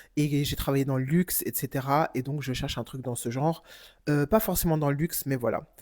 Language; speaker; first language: French; non-native, fluent; German